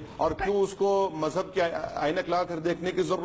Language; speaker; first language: Urdu; native; Urdu